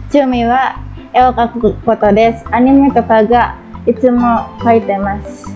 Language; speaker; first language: Japanese; non-native, learner; Indonesian